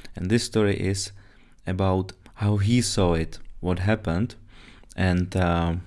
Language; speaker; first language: English; non-native, fluent; Czech